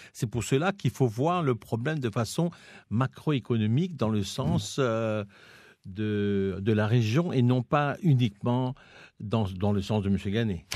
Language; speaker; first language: French; non-native, local second language; Morisyen